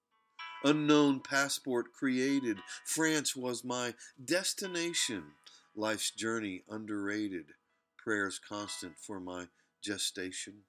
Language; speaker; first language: English; native; English